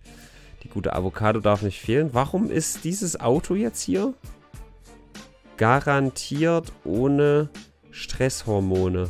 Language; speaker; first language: German; native; German